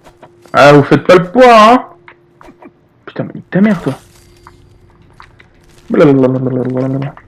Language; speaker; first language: French; native; French